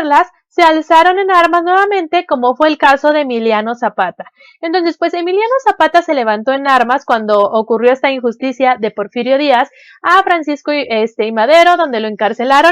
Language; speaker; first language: Spanish; native; Spanish